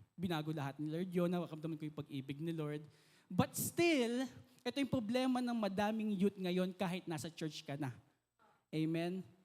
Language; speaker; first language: Filipino; native; Filipino